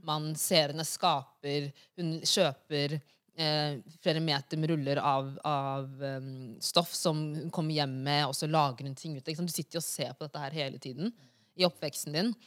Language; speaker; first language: Norwegian; early bilingual, other home language; Wolof